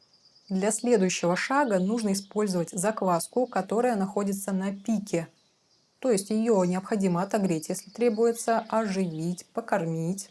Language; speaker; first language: Russian; native; Russian